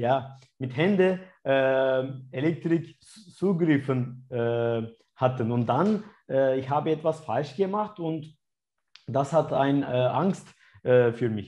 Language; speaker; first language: German; non-native, fluent; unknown